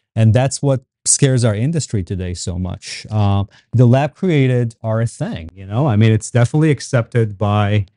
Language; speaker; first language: English; non-native, fluent; Hebrew